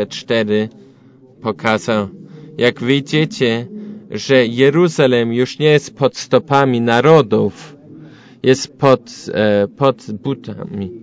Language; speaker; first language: Polish; non-native, learner; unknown